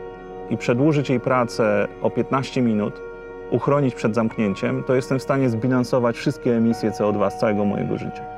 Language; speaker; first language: Polish; native; Polish